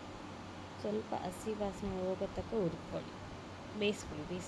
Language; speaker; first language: Kannada; native; Kannada